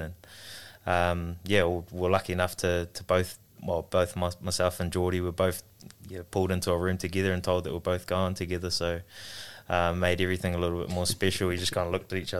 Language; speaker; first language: English; native; English